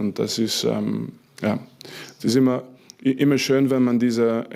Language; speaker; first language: German; non-native, fluent; French